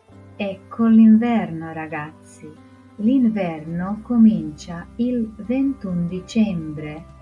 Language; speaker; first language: Italian; non-native, fluent; Croatian